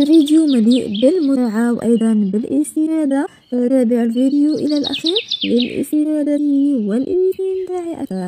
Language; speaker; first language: Arabic; native; Arabic